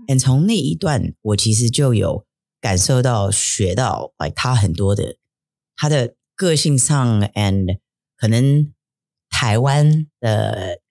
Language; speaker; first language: Chinese; early bilingual, heritage; Chinese